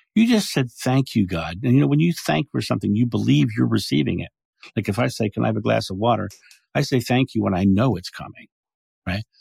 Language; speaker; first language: English; native; English